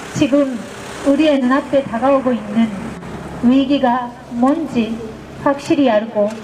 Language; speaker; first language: Korean; non-native, fluent; Japanese